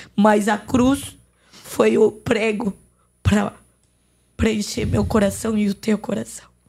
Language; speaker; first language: Portuguese; non-native, fluent; Arabic